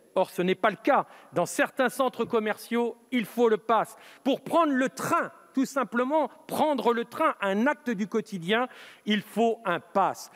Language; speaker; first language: French; native; French